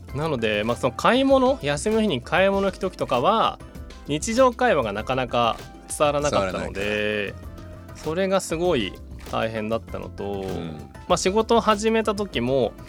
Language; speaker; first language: Japanese; native; Japanese